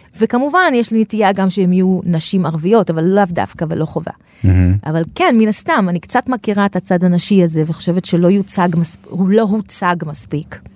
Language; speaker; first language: Hebrew; non-native, local second language; Arabic